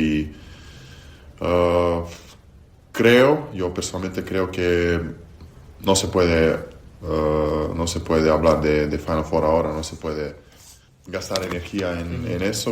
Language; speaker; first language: Spanish; non-native, fluent; Serbian